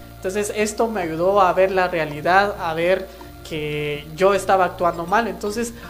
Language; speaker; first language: Spanish; non-native, local second language; Kaqchikel